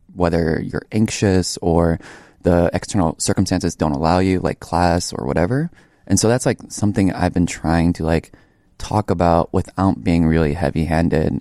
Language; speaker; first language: English; native; English